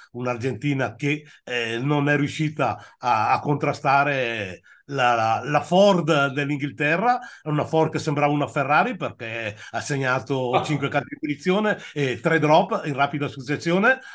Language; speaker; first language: Italian; native; Italian